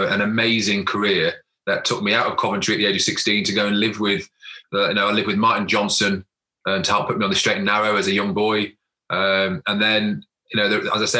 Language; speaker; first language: English; native; English